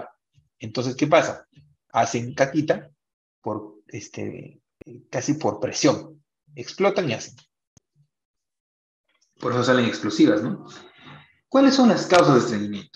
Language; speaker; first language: Spanish; native; Spanish